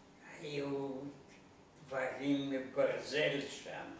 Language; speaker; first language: Hebrew; non-native, learner; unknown